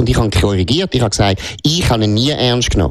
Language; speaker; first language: German; native; German